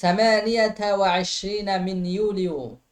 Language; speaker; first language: Arabic; non-native, fluent; Bangla